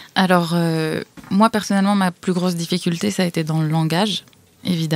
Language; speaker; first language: French; native; French